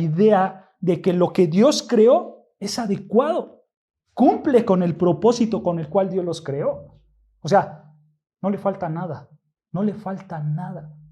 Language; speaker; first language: Spanish; native; Spanish